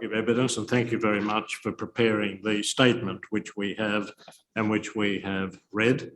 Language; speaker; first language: English; native; English